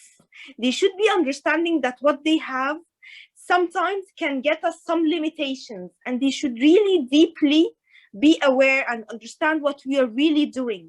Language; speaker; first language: English; non-native, fluent; Arabic